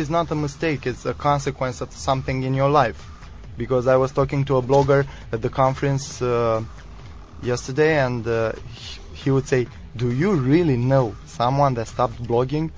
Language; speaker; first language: English; non-native, fluent; Romanian